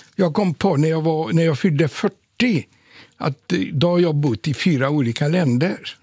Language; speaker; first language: Swedish; non-native, fluent; Polish